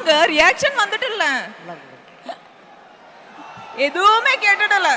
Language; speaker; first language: Tamil; non-native, fluent; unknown